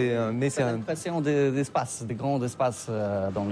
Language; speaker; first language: French; non-native, learner; Polish